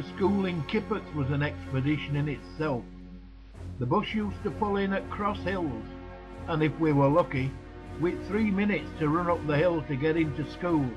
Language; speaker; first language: English; native; English